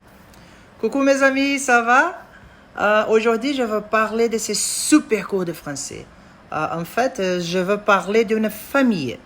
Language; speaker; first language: French; non-native, fluent; Portuguese